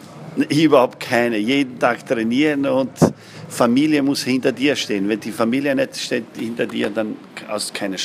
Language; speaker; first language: German; non-native, learner; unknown